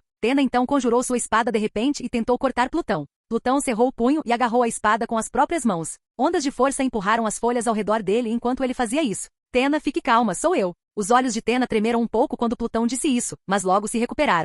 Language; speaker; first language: Portuguese; native; Portuguese